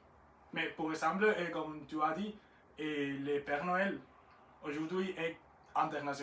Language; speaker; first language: French; non-native, learner; Spanish